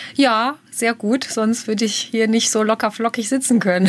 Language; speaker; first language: German; early bilingual, other home language; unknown